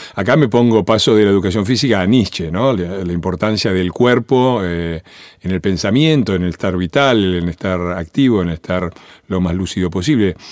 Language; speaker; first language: Spanish; native; Spanish